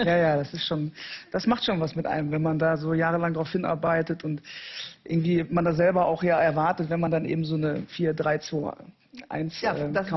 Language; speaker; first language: German; native; German